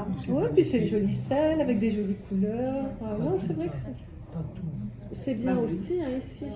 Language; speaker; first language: French; native; French